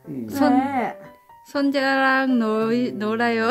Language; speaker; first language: Korean; non-native, learner; Vietnamese